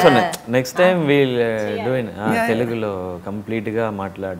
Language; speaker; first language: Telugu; non-native, learner; Tamil